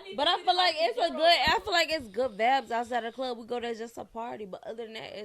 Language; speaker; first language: English; native; English